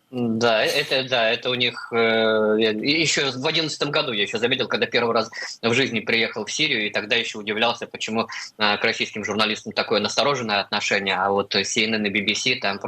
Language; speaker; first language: Russian; native; Russian